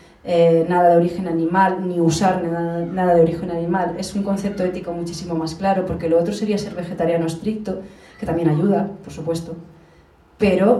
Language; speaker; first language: Spanish; native; Spanish